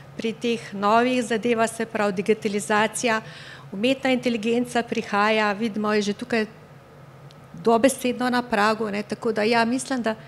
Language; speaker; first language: Slovenian; native; Slovenian